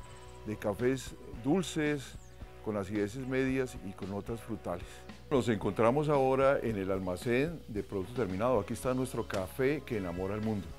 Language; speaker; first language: Spanish; native; Spanish